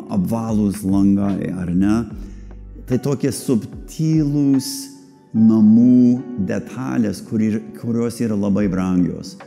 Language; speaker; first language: Lithuanian; early bilingual, heritage; English